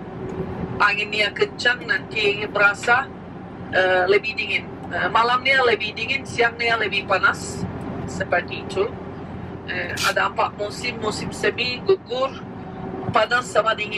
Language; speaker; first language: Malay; non-native, fluent; Turkish